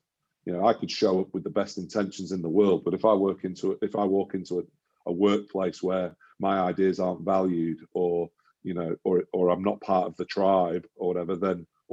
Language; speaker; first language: English; native; English